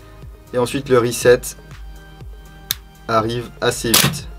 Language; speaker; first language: French; native; French